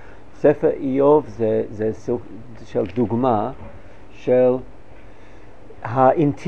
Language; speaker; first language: Hebrew; non-native, fluent; English